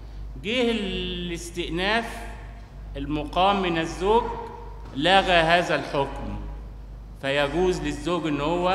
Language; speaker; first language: Arabic; native; Arabic